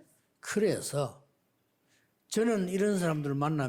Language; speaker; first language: Korean; native; Korean